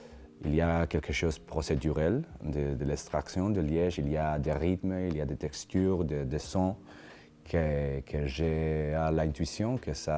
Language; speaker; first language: French; non-native, learner; Spanish